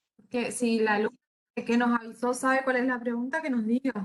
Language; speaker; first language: Spanish; native; Spanish